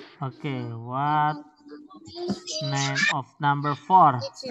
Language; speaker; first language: English; non-native, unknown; Indonesian